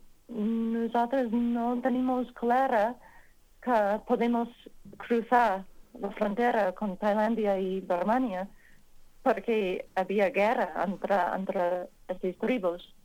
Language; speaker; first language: Spanish; non-native, learner; English